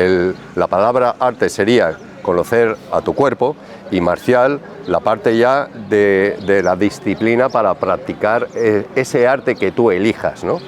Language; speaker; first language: Spanish; native; Spanish